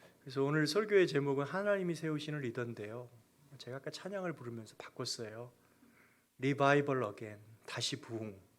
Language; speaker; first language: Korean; native; Korean